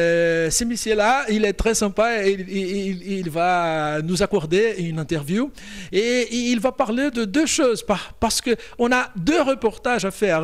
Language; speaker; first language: French; non-native, fluent; Portuguese